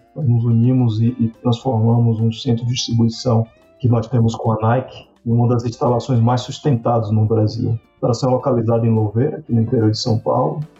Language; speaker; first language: Portuguese; native; Portuguese